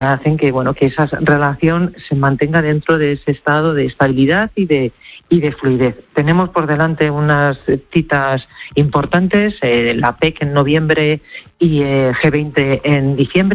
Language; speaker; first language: Spanish; native; Spanish